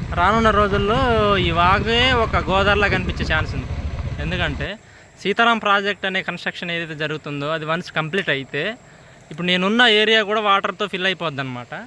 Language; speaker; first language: Telugu; non-native, local second language; Koya